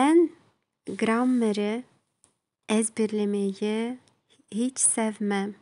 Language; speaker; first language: Turkish; non-native, learner; Kazakh